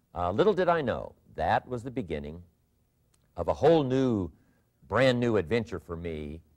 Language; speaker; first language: English; native; English